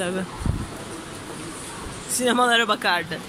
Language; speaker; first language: Turkish; native; Turkish